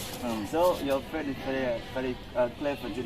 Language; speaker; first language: English; non-native, learner; Indonesian